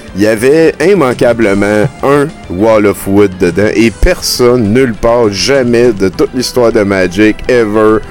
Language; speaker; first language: French; native; French